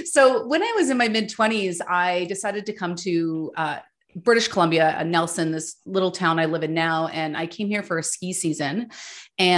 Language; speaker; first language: English; native; English